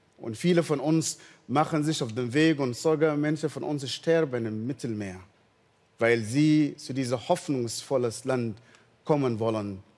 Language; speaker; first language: German; non-native, fluent; Arabic